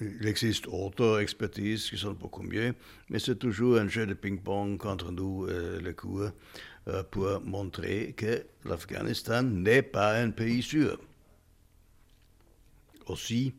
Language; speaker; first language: French; non-native, fluent; German